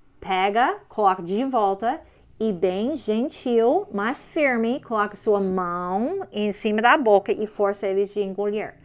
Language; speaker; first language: Portuguese; non-native, learner; English